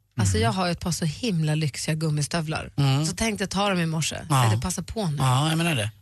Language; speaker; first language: Swedish; native; Swedish